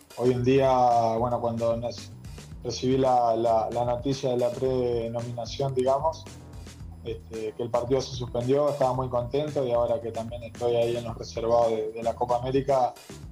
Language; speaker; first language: Spanish; native; Spanish